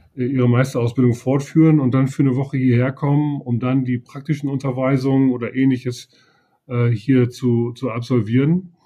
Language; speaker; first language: German; native; German